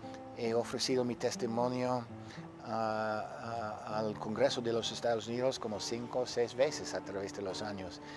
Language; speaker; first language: Spanish; non-native, fluent; English